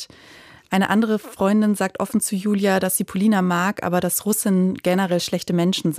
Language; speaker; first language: German; native; German